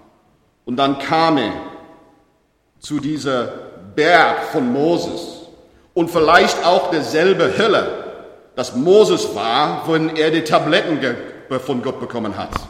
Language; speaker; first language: German; non-native, learner; English